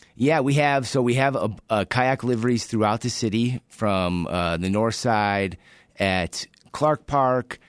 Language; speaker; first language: English; native; English